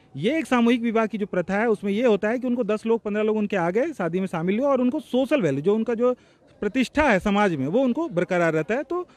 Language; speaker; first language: Hindi; native; Hindi